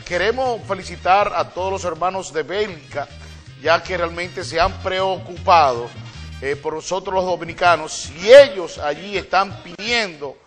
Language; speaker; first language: Spanish; native; Spanish